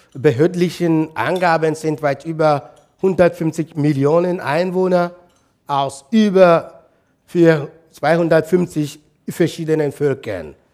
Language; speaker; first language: German; non-native, fluent; Igbo